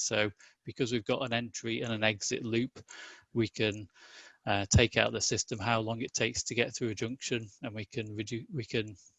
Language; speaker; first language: English; native; English